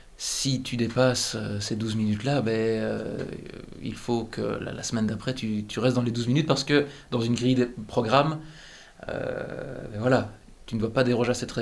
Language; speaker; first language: French; native; French